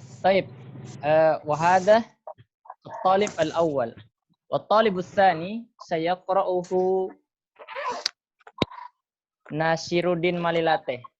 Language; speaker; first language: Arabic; non-native, fluent; Indonesian